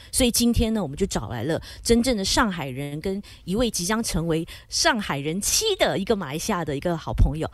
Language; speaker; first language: Chinese; native; Chinese